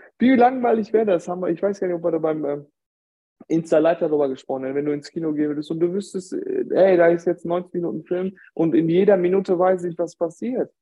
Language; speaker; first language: German; early bilingual, other home language; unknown